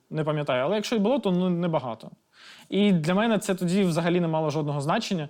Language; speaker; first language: Ukrainian; non-native, local second language; Russian